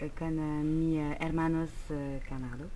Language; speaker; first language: Spanish; non-native, learner; French